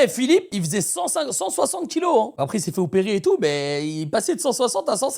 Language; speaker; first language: French; native; French